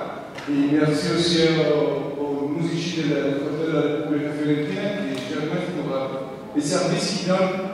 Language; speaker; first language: French; non-native, fluent; Italian